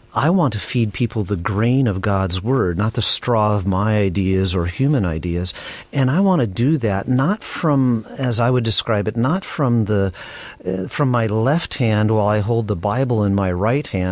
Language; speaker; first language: English; native; English